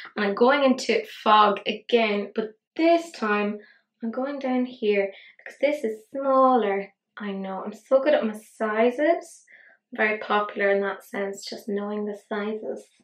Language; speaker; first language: English; native; English